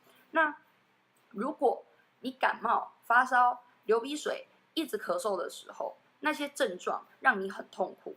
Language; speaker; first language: Chinese; native; Chinese